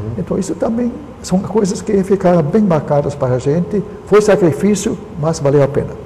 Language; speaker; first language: Portuguese; non-native, local second language; German